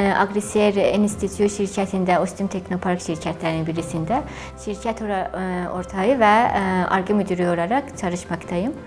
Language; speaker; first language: Turkish; non-native, fluent; Azerbaijani